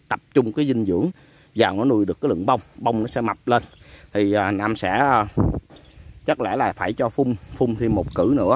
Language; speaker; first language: Vietnamese; native; Vietnamese